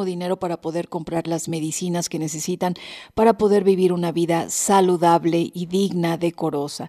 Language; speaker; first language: Spanish; native; Spanish